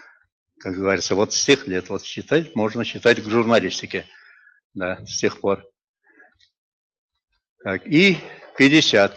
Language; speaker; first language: Russian; non-native, local second language; Bashkir